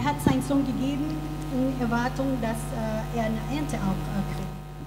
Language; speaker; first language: German; non-native, learner; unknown